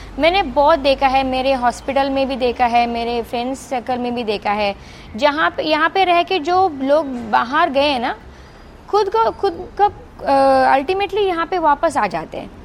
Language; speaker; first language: Hindi; non-native, local second language; Kannada